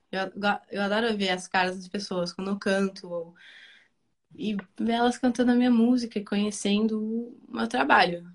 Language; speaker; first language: Portuguese; early bilingual, other home language; Spanish